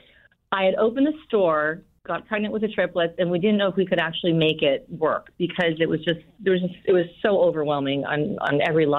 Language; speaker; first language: English; native; English